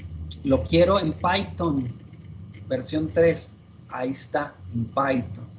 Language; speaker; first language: Spanish; native; Spanish